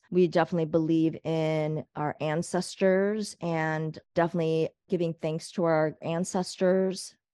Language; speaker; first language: English; native; English